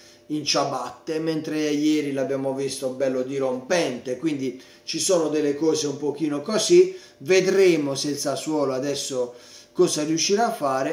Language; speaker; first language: Italian; native; Italian